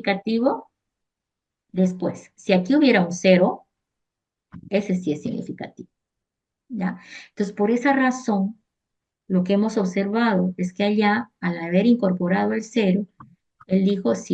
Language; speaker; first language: Spanish; native; Spanish